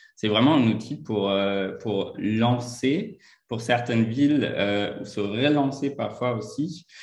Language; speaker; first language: French; non-native, fluent; German